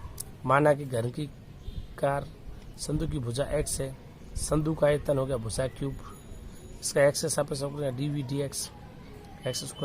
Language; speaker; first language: Hindi; native; Hindi